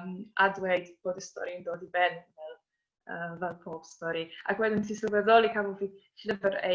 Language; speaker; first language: Welsh; non-native, fluent; Polish